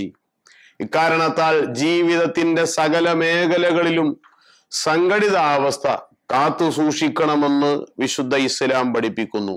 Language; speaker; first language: Malayalam; native; Malayalam